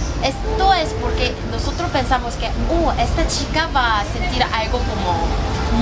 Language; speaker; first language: Spanish; non-native, learner; Korean